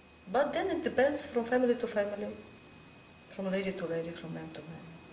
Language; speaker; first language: English; non-native, fluent; Russian